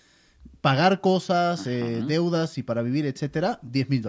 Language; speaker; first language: Spanish; native; Spanish